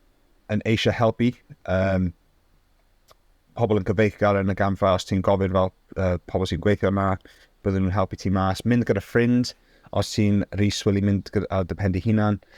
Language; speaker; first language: Welsh; non-native, local second language; English